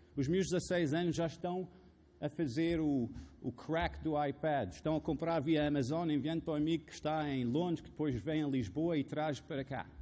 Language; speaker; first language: Portuguese; non-native, fluent; Arabic